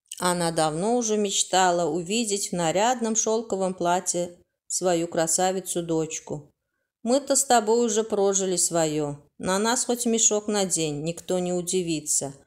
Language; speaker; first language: Russian; non-native, local second language; Turkmen